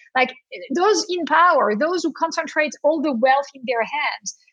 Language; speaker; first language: English; non-native, fluent; French